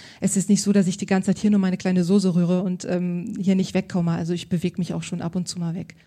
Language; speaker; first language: German; native; German